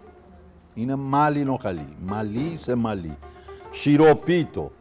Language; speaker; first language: Greek; non-native, learner; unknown